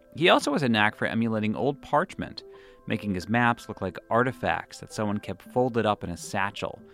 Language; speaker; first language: English; native; English